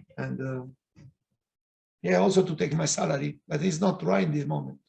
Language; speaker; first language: English; non-native, fluent; Italian